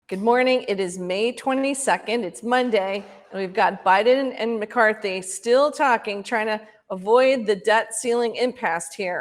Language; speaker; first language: English; native; English